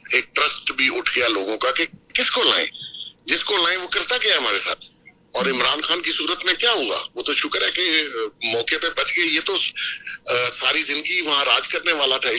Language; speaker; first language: Urdu; native; Urdu